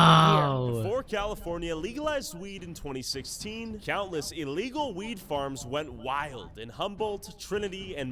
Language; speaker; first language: English; native; English